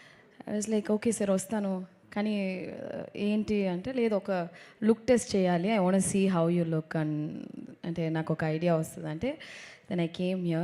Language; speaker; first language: Telugu; non-native, local second language; Tamil